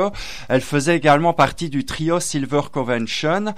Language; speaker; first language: French; native; French